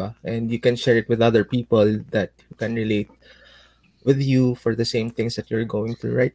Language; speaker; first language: English; non-native, local second language; Aklanon